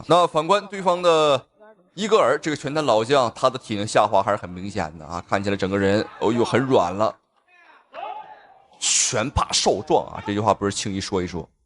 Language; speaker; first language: Chinese; native; Chinese